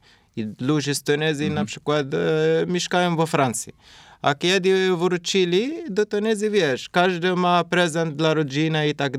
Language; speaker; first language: Polish; non-native, learner; Arabic